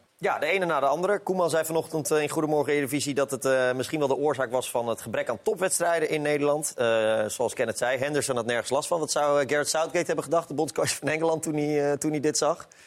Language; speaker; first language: Dutch; native; Dutch